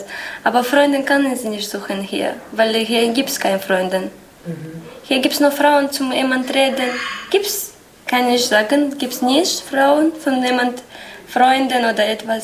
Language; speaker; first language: German; non-native, learner; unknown